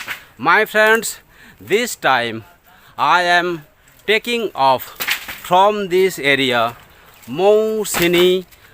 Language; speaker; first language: English; non-native, local second language; Bangla